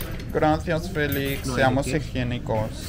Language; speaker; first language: Spanish; native; Spanish